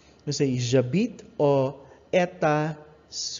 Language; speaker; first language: French; non-native, learner; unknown